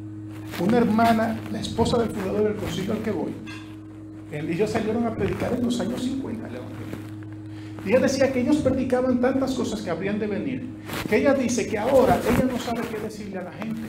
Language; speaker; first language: Spanish; native; Spanish